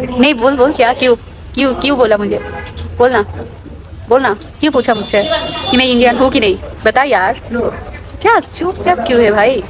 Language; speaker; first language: Hindi; non-native, learner; Bangla